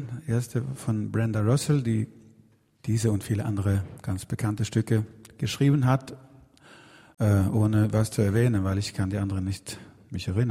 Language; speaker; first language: German; non-native, fluent; Swedish